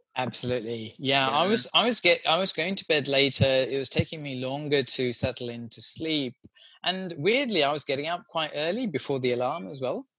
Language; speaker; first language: English; non-native, local second language; Sinhala